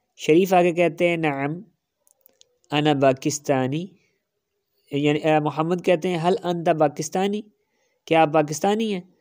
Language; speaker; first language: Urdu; non-native, local second language; Punjabi